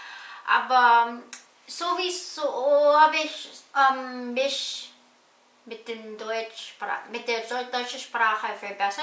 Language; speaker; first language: German; non-native, learner; Filipino